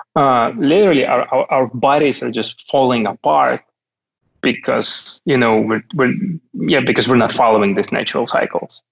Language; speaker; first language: English; non-native, fluent; Russian